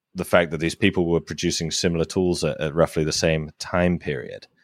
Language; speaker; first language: English; native; English